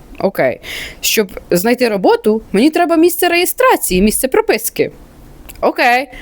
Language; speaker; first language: Ukrainian; non-native, local second language; Russian